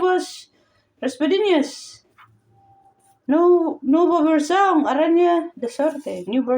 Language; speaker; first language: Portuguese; non-native, learner; Filipino